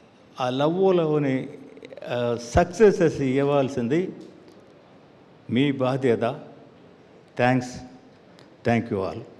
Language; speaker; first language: Telugu; non-native, learner; Tamil